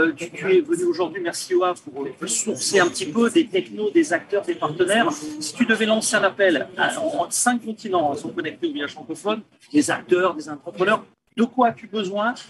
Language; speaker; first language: French; native; French